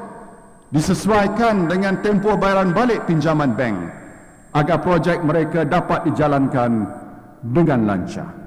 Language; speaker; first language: Malay; native; Malay